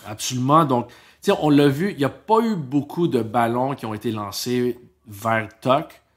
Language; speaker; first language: French; native; French